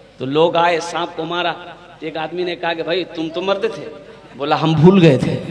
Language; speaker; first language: Hindi; non-native, local second language; Bangla